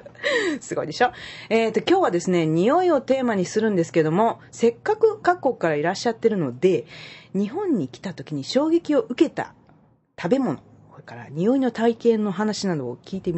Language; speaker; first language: Japanese; native; Japanese